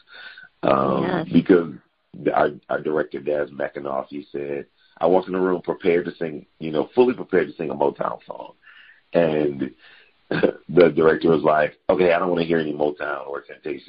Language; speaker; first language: English; native; English